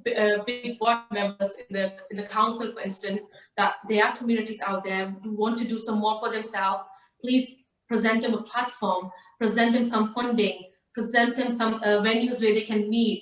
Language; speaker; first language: English; early bilingual, other home language; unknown